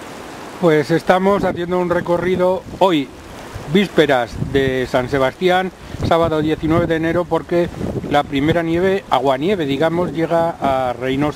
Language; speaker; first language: Spanish; native; Spanish